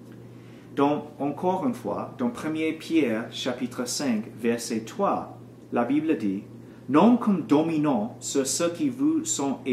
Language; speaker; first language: French; non-native, learner; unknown